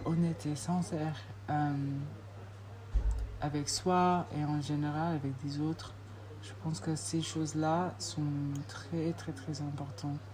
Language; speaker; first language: French; non-native, fluent; English